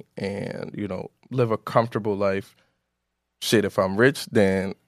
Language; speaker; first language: English; early bilingual, other home language; Yoruba